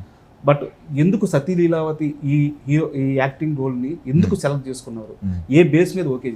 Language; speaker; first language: Telugu; native; Telugu